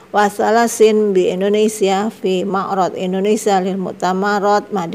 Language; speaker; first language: Arabic; non-native, fluent; Indonesian